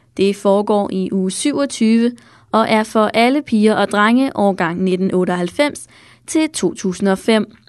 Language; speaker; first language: Danish; native; Danish